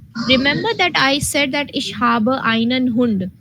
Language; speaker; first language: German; non-native, fluent; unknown